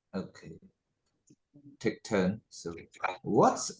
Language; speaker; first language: English; non-native, learner; Khmer